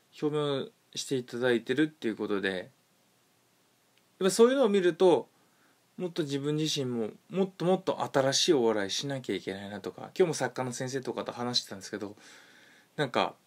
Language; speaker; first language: Japanese; native; Japanese